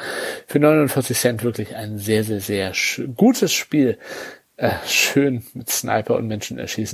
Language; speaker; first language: German; native; German